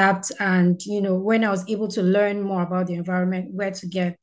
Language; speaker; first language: English; non-native, local second language; Yoruba